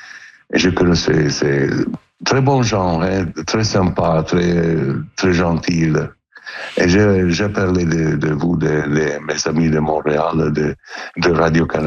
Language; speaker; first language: French; non-native, fluent; Italian